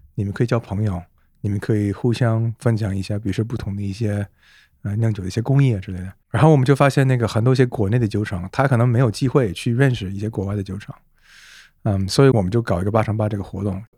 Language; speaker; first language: Chinese; non-native, fluent; English